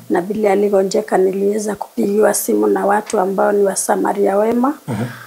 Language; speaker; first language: Swahili; non-native, local second language; Kikuyu